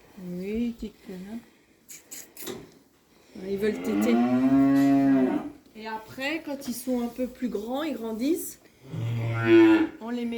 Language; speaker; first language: French; native; French